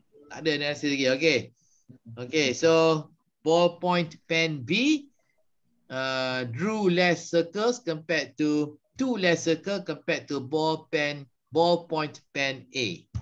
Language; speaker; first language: English; non-native, local second language; Malay